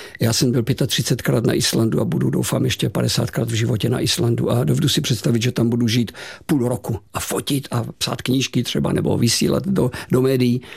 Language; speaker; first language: Czech; native; Czech